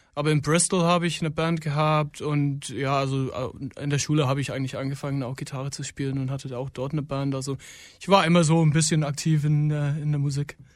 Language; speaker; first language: German; non-native, fluent; English